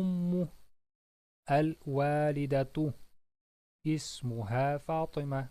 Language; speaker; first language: Arabic; non-native, fluent; Uzbek